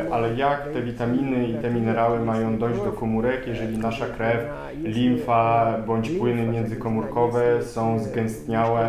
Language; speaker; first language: Polish; non-native, fluent; Russian